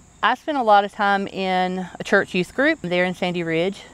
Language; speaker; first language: English; native; English